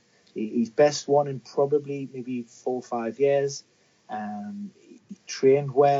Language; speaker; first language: English; native; English